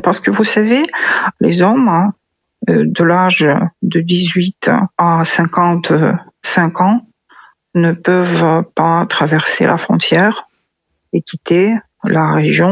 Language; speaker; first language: French; non-native, fluent; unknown